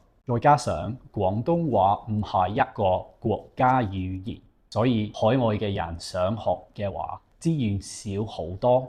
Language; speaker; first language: Cantonese; non-native, fluent; English